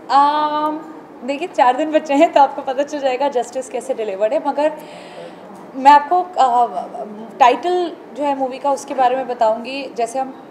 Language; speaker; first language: Hindi; native; Hindi